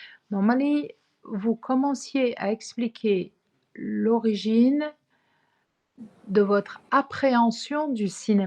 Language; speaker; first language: French; non-native, fluent; English